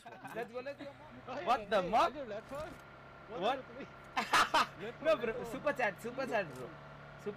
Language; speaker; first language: English; non-native, local second language; Hindi